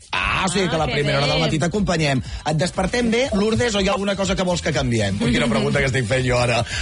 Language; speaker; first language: Catalan; native; Catalan